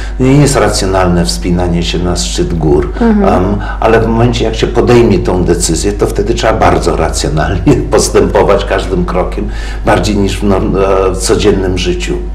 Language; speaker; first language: Polish; early bilingual, heritage; Polish